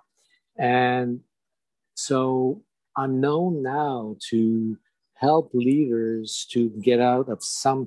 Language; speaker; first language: English; non-native, fluent; French